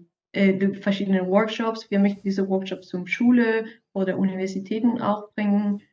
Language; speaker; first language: German; non-native, fluent; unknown